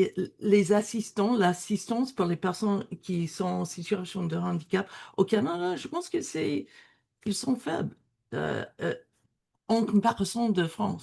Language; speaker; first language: French; non-native, learner; English